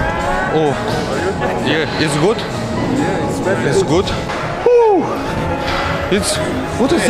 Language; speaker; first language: English; non-native, learner; Russian